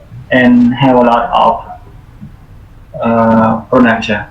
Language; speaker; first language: English; non-native, learner; Khmer